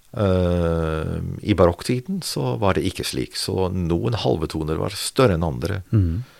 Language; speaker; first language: Norwegian; non-native, fluent; Dutch